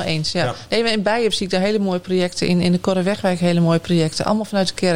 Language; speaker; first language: Dutch; native; Dutch